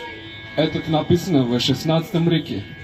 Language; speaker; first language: Russian; non-native, learner; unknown